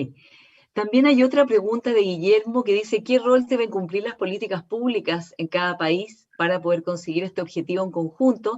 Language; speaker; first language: Spanish; native; Spanish